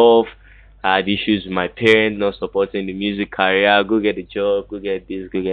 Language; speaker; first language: English; non-native, local second language; Yoruba